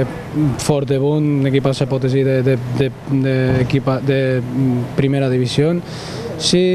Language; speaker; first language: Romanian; non-native, learner; Spanish